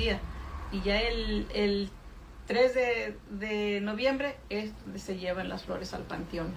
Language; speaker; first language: Spanish; native; Spanish